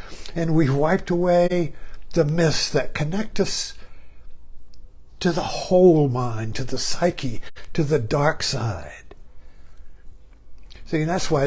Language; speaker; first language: English; native; English